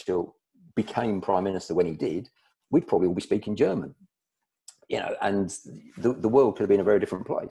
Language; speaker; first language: English; native; English